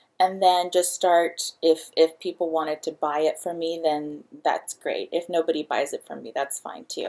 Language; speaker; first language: English; early bilingual, other home language; Spanish